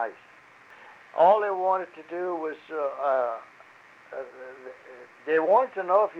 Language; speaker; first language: English; early bilingual, other home language; French